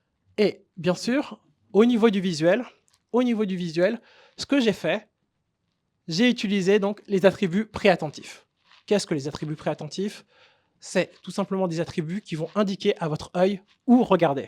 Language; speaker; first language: French; native; French